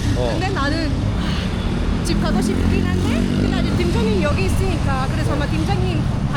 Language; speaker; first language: Korean; non-native, fluent; Spanish